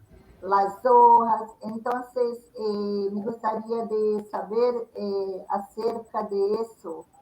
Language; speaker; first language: Spanish; non-native, fluent; Portuguese